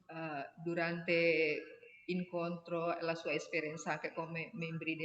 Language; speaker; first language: Italian; non-native, learner; Indonesian